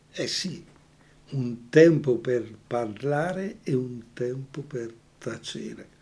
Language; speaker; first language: Italian; native; Italian